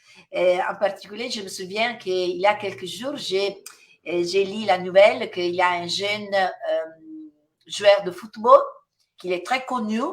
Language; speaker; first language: French; non-native, fluent; Italian